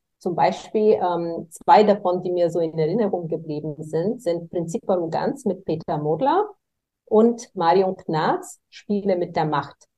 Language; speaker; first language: German; non-native, fluent; Bulgarian